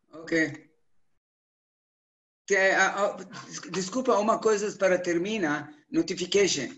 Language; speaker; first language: Portuguese; non-native, learner; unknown